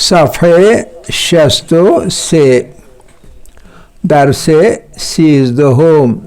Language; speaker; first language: Persian; non-native, fluent; Urdu